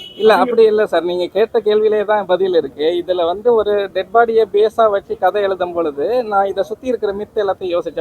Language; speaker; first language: Tamil; native; Tamil